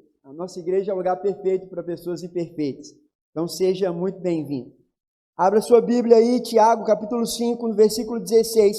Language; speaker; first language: Portuguese; native; Portuguese